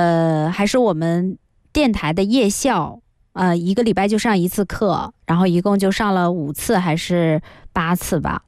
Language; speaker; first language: Chinese; native; Chinese